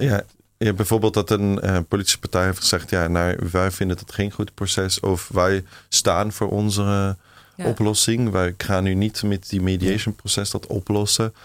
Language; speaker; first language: Dutch; non-native, fluent; German